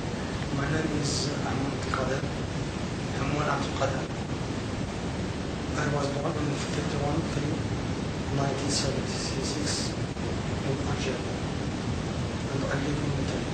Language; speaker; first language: English; non-native, learner; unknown